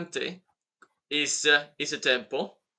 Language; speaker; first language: Spanish; non-native, learner; English